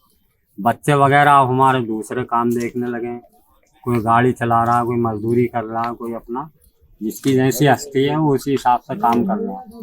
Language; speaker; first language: Hindi; native; Hindi